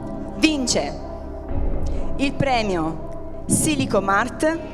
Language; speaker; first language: Italian; native; Italian